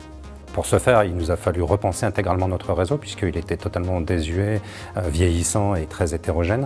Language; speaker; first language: French; native; French